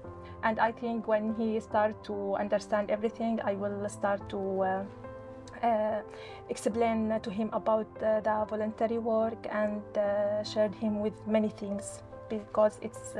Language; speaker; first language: English; non-native, fluent; Arabic